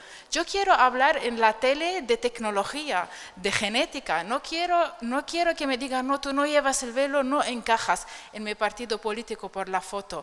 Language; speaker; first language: Spanish; non-native, fluent; Arabic